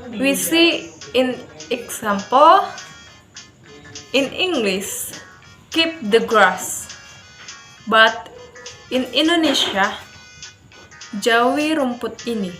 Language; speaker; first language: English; non-native, learner; Indonesian